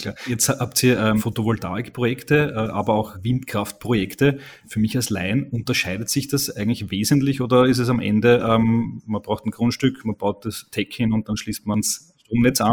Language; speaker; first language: German; native; German